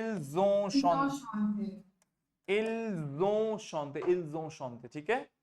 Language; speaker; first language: French; non-native, fluent; Hindi